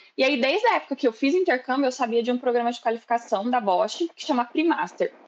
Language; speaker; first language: Portuguese; native; Portuguese